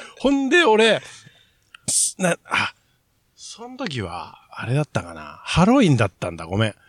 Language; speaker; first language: Japanese; native; Japanese